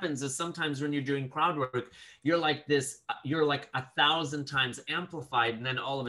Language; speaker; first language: English; native; English